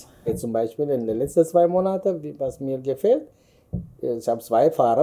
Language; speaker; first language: German; non-native, learner; Amharic